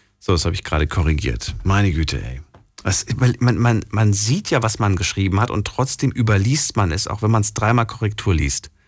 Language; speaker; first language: German; native; German